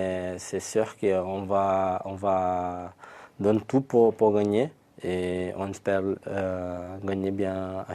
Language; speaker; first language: French; non-native, learner; Portuguese